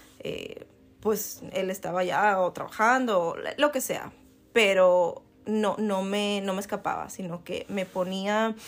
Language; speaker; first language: Spanish; native; Spanish